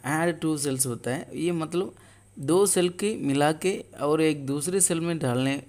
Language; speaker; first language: Hindi; non-native, local second language; Tamil